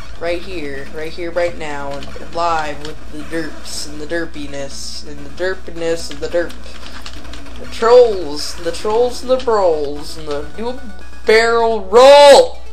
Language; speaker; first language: English; native; English